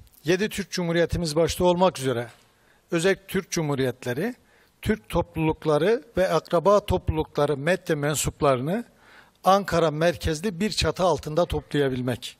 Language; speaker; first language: Turkish; native; Turkish